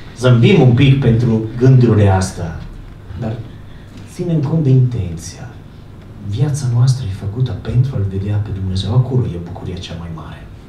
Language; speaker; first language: Romanian; non-native, fluent; Italian